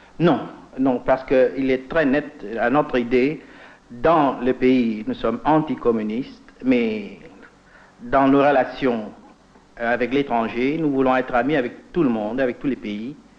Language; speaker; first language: French; non-native, fluent; Indonesian